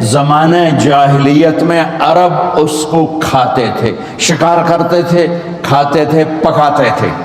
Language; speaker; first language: Urdu; non-native, local second language; Punjabi